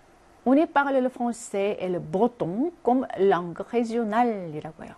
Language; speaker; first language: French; non-native, fluent; Korean